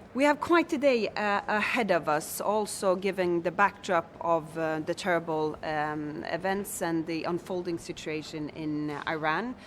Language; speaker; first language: English; non-native, fluent; Swedish